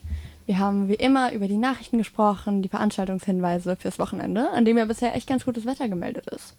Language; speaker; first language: German; native; German